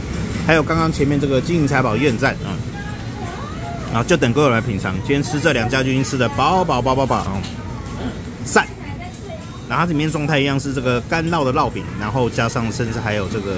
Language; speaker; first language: Chinese; native; Chinese